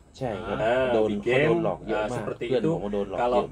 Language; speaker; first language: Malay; non-native, learner; Thai